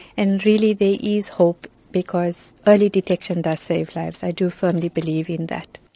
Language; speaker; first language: English; native; English